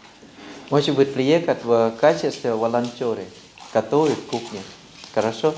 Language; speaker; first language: Russian; non-native, fluent; Thai